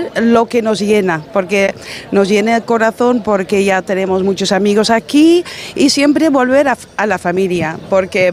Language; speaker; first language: Spanish; non-native, fluent; Dutch